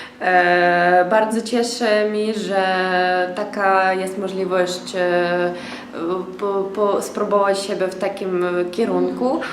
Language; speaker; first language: Polish; non-native, learner; Ukrainian